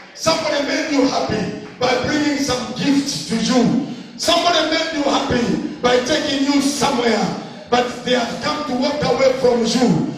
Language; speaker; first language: English; non-native, local second language; Swahili